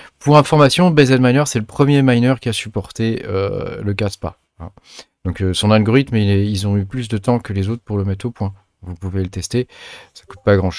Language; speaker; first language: French; native; French